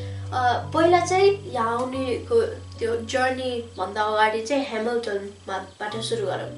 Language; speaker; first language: Nepali; early bilingual, heritage; Nepali